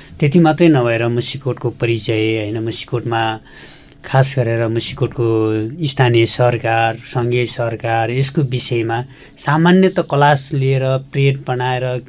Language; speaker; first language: Nepali; native; Nepali